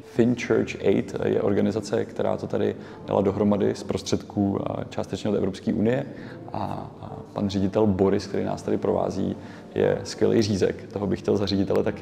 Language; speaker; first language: Czech; native; Czech